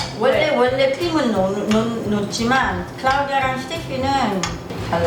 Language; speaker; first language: Korean; non-native, fluent; Italian